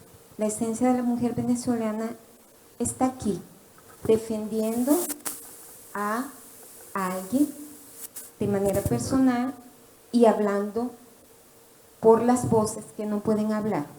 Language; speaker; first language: Portuguese; non-native, learner; Spanish